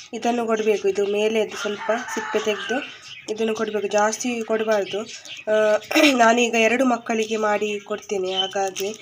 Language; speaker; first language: Kannada; non-native, local second language; Tulu